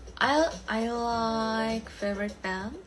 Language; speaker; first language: English; non-native, learner; Korean